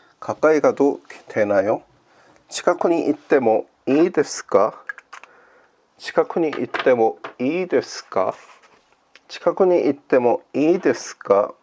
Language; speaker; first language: Japanese; non-native, learner; Korean